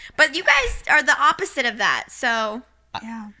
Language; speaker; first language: English; native; English